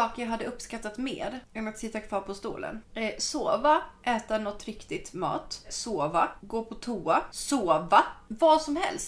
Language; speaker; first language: Swedish; native; Swedish